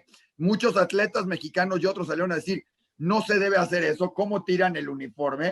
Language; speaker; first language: Spanish; native; Spanish